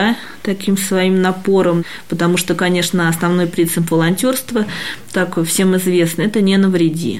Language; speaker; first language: Russian; native; Russian